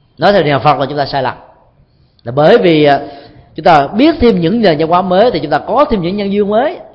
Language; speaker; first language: Vietnamese; native; Vietnamese